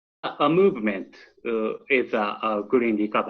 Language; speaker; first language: English; non-native, learner; Japanese